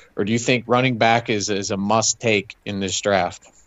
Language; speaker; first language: English; native; English